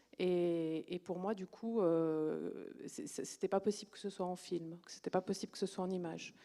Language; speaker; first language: French; early bilingual, other home language; Romanian